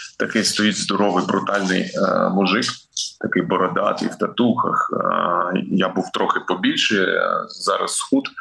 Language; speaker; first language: Ukrainian; non-native, local second language; Russian